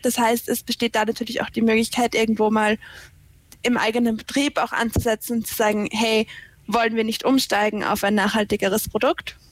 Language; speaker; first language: German; native; German